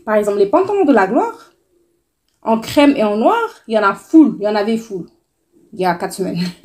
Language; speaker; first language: French; non-native, local second language; Wolof